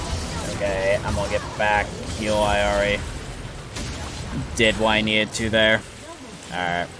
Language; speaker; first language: English; native; English